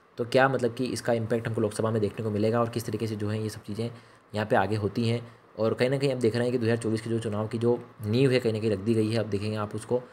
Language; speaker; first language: Hindi; native; Hindi